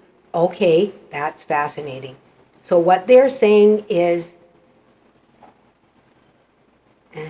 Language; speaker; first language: English; native; English